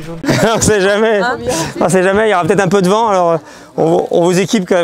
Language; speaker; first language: French; native; French